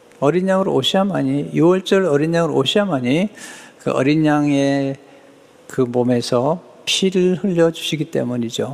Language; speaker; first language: Korean; native; Korean